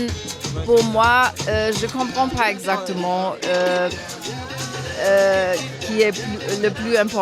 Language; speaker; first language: French; non-native, fluent; German